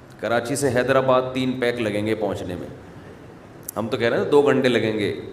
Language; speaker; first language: Urdu; native; Urdu